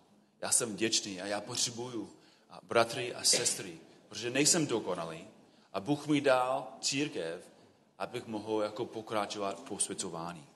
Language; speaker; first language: Czech; non-native, fluent; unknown